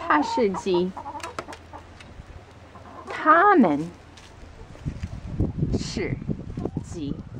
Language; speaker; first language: Chinese; non-native, fluent; English